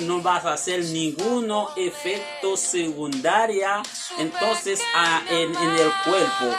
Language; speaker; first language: Spanish; non-native, learner; Haitian Creole